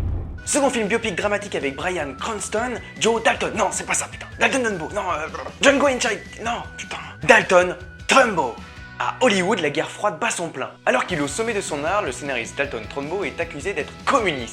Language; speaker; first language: French; native; French